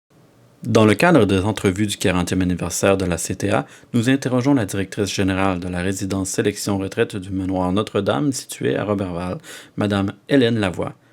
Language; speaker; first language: French; native; French